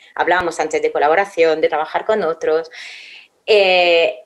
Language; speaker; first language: Spanish; non-native, fluent; French